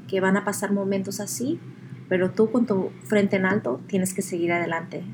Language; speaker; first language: Spanish; early bilingual, heritage; Spanish